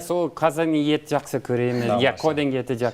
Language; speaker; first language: Kazakh; non-native, learner; English